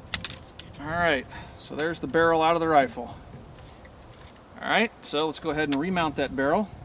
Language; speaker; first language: English; native; English